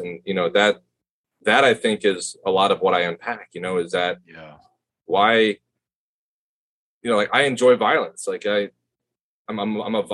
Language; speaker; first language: English; native; English